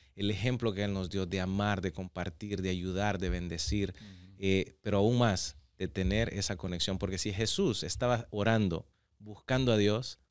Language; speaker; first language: Spanish; native; Spanish